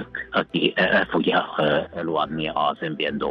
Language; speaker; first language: Hungarian; non-native, learner; Italian